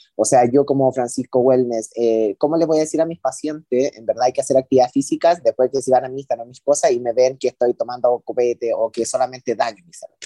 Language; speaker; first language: Spanish; native; Spanish